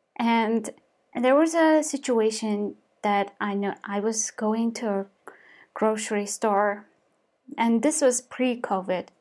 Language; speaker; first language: English; non-native, fluent; Mongolian